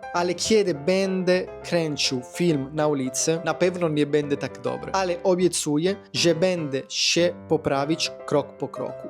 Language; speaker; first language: Polish; non-native, learner; Italian